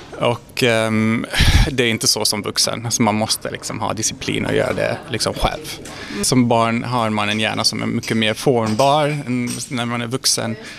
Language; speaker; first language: Swedish; non-native, fluent; Hungarian